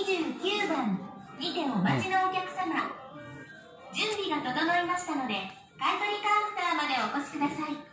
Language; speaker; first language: Japanese; native; Japanese